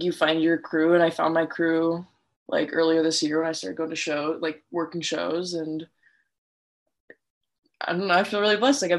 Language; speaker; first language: English; native; English